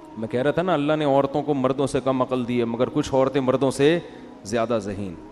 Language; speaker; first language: Urdu; native; Urdu